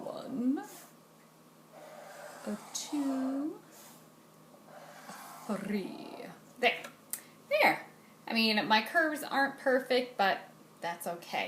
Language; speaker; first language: English; native; English